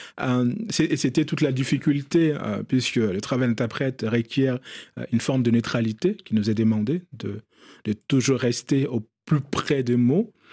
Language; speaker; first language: French; non-native, local second language; Bambara